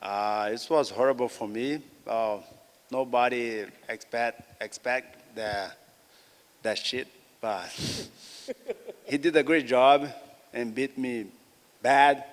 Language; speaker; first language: English; non-native, learner; Portuguese